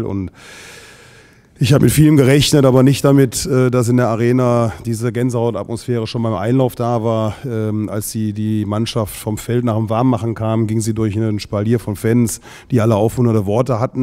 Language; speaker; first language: German; native; German